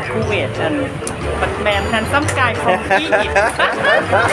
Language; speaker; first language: English; non-native, learner; Thai